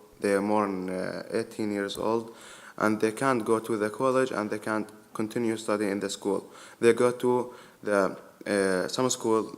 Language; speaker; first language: English; non-native, learner; Arabic